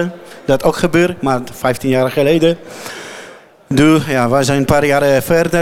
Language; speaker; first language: Dutch; non-native, learner; Polish